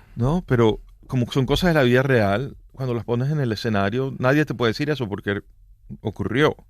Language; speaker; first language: Spanish; native; Spanish